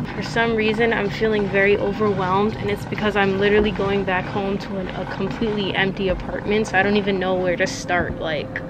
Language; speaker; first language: English; native; English